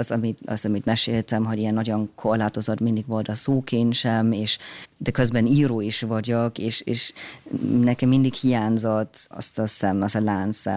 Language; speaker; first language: Hungarian; early bilingual, heritage; German